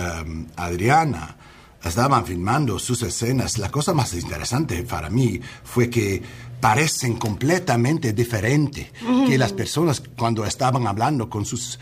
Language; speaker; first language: Spanish; non-native, learner; English